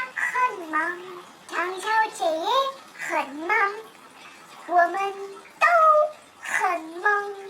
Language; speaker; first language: Chinese; non-native, learner; French